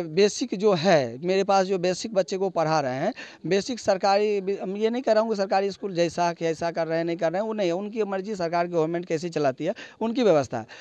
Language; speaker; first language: Hindi; non-native, local second language; Maithili